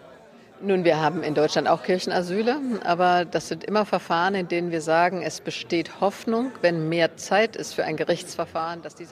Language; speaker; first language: German; native; German